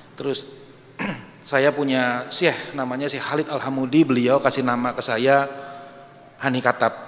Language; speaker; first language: Indonesian; native; Indonesian